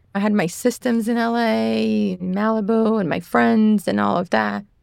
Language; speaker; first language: English; non-native, fluent; Portuguese